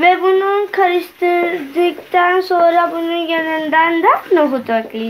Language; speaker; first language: Turkish; non-native, learner; Urdu